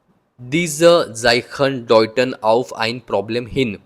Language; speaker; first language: German; non-native, learner; Hindi